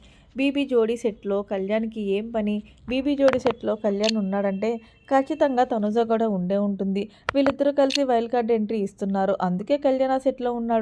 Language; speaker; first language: Telugu; native; Telugu